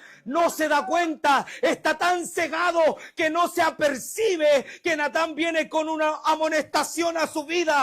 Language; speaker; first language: Spanish; native; Spanish